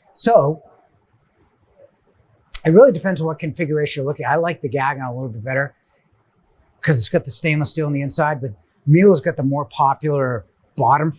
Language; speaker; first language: English; native; English